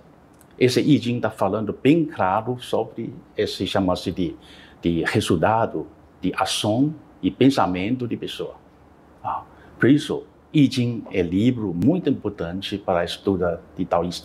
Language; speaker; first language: Portuguese; non-native, learner; Chinese